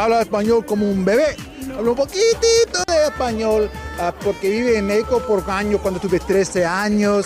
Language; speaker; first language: Spanish; non-native, learner; English